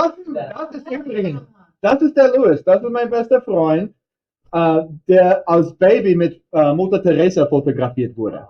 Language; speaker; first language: German; non-native, fluent; English